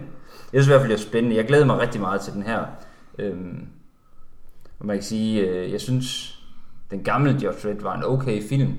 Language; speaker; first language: Danish; native; Danish